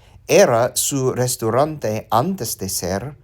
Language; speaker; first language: Spanish; non-native, learner; English